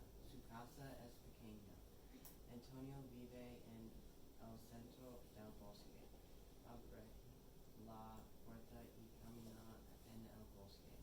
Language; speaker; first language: Spanish; non-native, learner; English